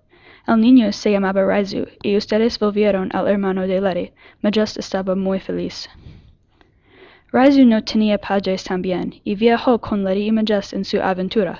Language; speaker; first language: Spanish; non-native, learner; English